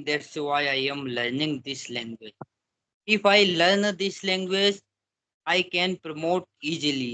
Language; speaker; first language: English; non-native, learner; Hindi